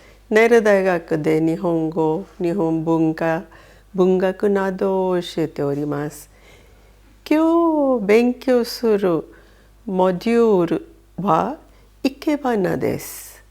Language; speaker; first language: Japanese; non-native, fluent; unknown